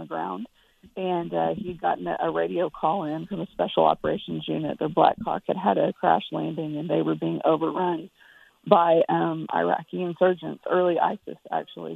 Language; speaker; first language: English; native; English